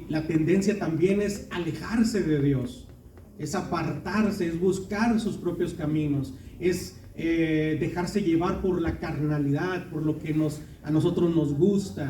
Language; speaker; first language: Spanish; native; Spanish